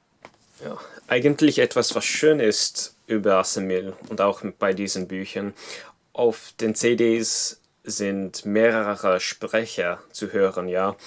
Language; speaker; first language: German; non-native, fluent; English